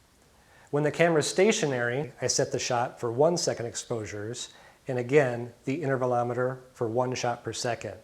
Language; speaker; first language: English; native; English